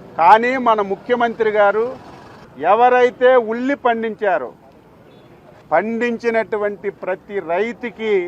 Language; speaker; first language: Telugu; native; Telugu